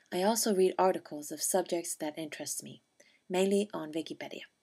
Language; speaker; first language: English; non-native, fluent; Finnish